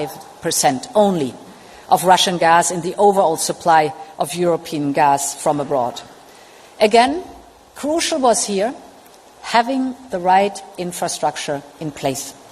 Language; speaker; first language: English; non-native, fluent; German